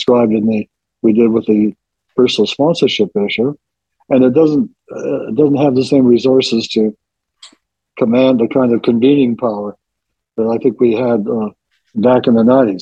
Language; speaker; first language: English; native; English